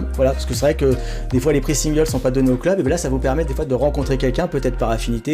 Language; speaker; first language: French; native; French